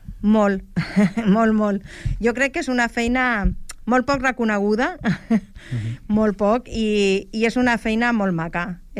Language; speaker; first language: Catalan; non-native, local second language; Spanish